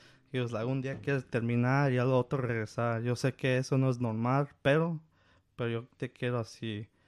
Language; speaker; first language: Spanish; early bilingual, heritage; Spanish